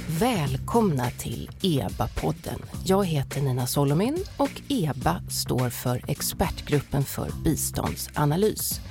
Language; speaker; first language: Swedish; native; Swedish